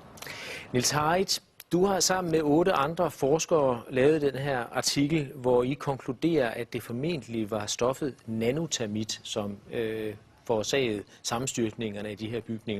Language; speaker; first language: Danish; native; Danish